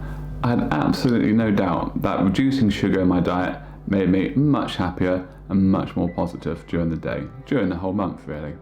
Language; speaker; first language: English; native; English